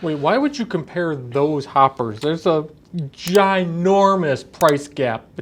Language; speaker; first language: English; native; English